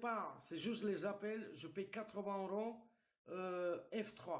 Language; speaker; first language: French; non-native, fluent; Romanian